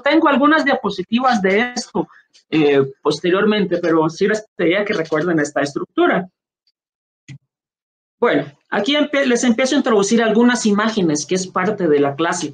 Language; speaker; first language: Spanish; native; Spanish